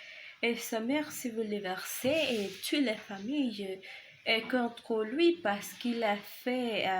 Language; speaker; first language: French; non-native, learner; Spanish